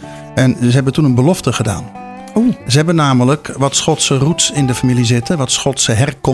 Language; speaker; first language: Dutch; native; Dutch